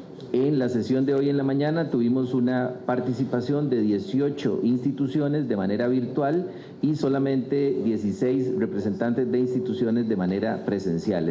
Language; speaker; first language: Spanish; native; Spanish